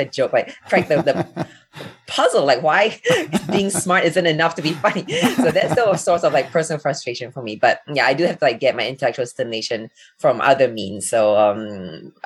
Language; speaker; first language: English; native; English